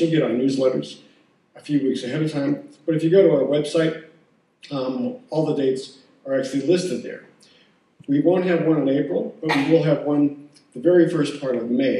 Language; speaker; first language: English; native; English